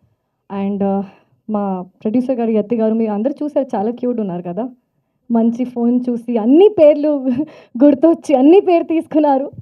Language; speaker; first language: Telugu; non-native, fluent; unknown